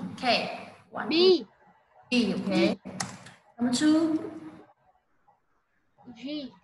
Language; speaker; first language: English; non-native, fluent; Vietnamese